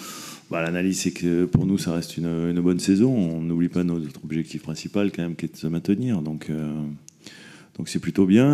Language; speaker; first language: French; native; French